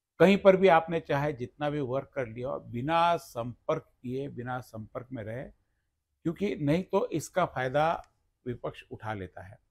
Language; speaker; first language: Hindi; non-native, local second language; Marathi